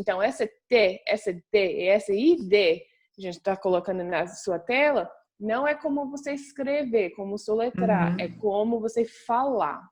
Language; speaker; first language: Portuguese; non-native, fluent; English